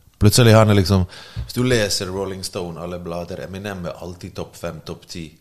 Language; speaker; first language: Norwegian; early bilingual, other home language; Bosnian